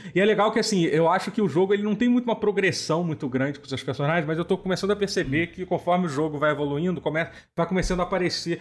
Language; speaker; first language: Portuguese; native; Portuguese